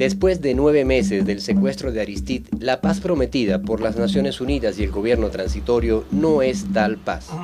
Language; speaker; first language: Spanish; native; Spanish